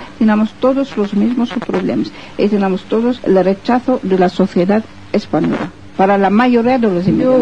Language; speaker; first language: Spanish; non-native, fluent; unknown